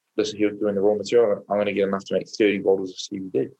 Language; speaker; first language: English; native; English